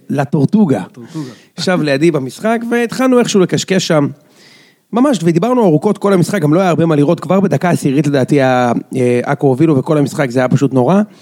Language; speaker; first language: Hebrew; native; Hebrew